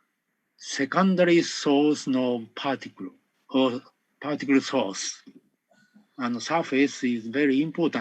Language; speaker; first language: English; non-native, fluent; Japanese